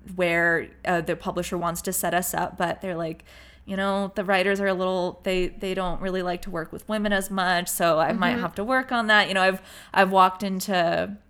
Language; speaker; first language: English; native; English